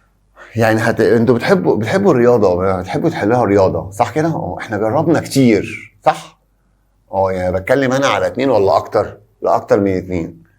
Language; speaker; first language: Arabic; native; Arabic